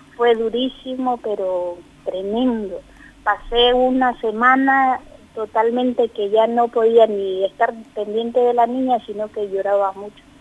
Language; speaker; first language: Spanish; native; Spanish